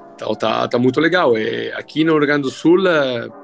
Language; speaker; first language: Portuguese; non-native, fluent; Italian